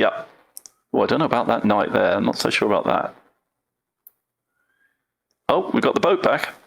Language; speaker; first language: English; native; English